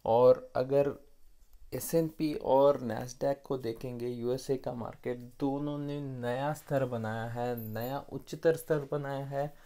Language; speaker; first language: Hindi; non-native, local second language; Kannada